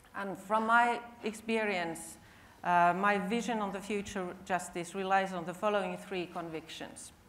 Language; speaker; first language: English; non-native, fluent; Finnish